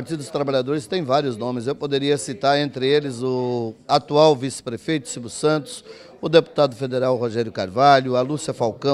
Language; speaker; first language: Portuguese; native; Portuguese